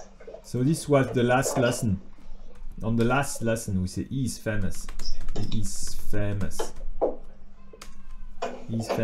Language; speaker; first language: English; non-native, fluent; French